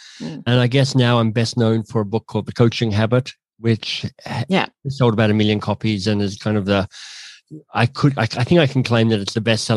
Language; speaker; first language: English; native; English